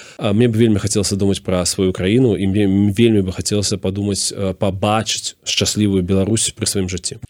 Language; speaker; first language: Belarusian; non-native, local second language; Russian